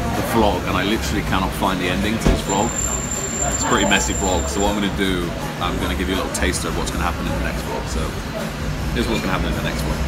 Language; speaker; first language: English; native; English